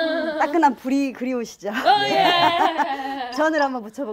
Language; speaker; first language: Korean; native; Korean